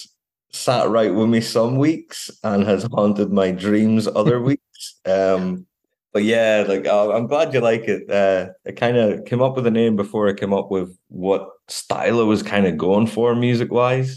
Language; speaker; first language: English; native; English